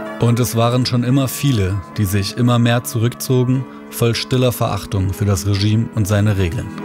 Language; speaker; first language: German; early bilingual, other home language; Persian